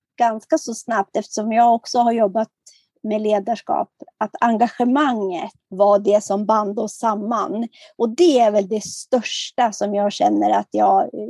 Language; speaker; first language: Swedish; native; Swedish